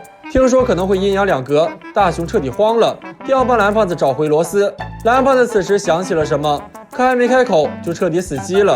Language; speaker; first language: Chinese; native; Chinese